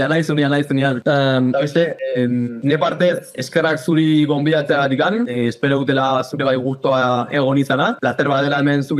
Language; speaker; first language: Basque; native; Basque